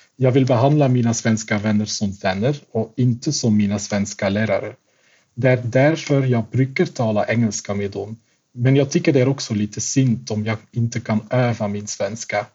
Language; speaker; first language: Swedish; non-native, fluent; Dutch